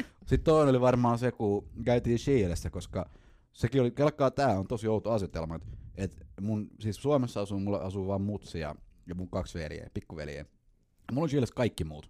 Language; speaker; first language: Finnish; early bilingual, other home language; Spanish